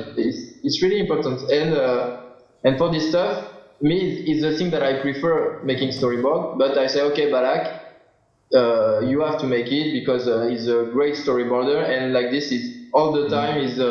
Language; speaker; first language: English; non-native, learner; French